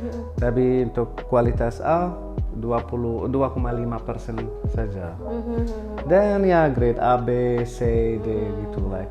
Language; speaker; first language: Indonesian; non-native, learner; Arabic